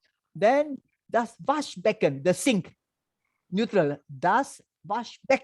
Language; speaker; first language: German; non-native, learner; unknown